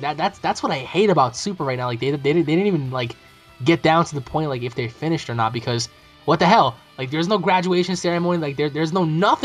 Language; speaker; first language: English; native; English